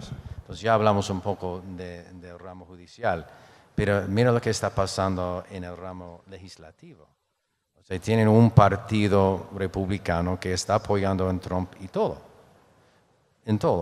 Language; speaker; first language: Spanish; non-native, fluent; English